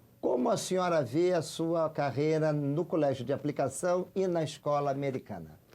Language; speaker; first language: Portuguese; native; Portuguese